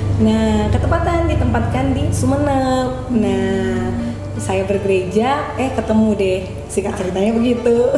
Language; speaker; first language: Indonesian; native; Indonesian